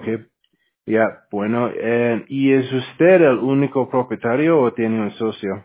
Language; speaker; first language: Spanish; non-native, learner; English